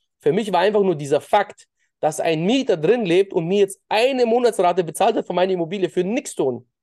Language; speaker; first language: German; early bilingual, other home language; Russian